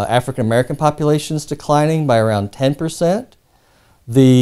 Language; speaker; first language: English; non-native, fluent; Spanish